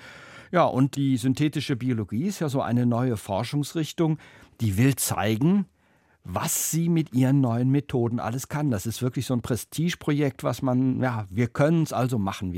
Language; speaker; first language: German; native; German